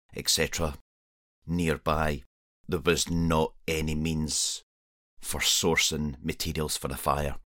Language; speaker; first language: English; native; English